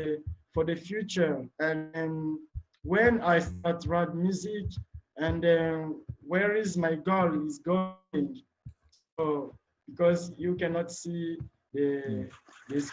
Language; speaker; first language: English; non-native, learner; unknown